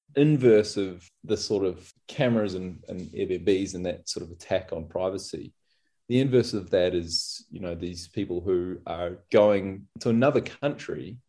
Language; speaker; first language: English; native; English